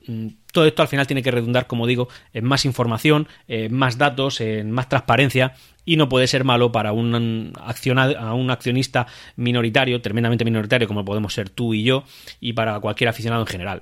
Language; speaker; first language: Spanish; native; Spanish